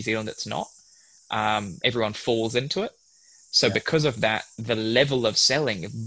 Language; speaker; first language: English; native; English